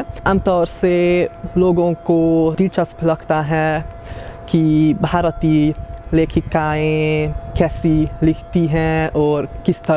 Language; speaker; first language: Hindi; non-native, fluent; Hungarian